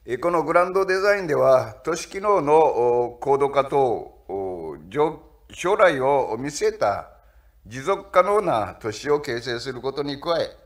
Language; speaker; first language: Japanese; native; Japanese